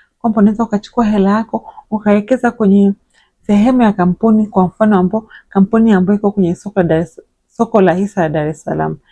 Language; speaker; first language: Swahili; native; Swahili